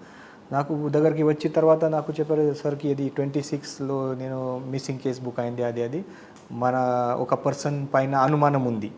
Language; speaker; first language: Telugu; non-native, learner; Marathi